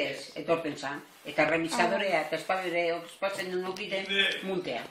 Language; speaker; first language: Basque; native; Basque